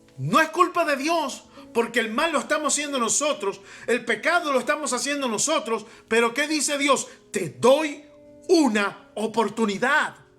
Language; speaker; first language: Spanish; native; Spanish